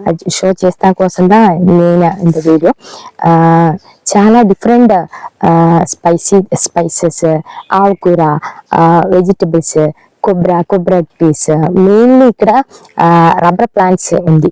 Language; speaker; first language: Telugu; non-native, learner; Malayalam